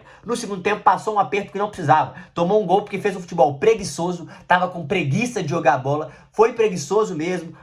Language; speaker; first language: Portuguese; native; Portuguese